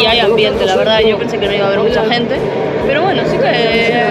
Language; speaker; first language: Spanish; native; Spanish